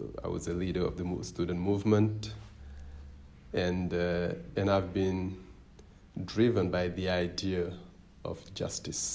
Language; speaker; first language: English; non-native, fluent; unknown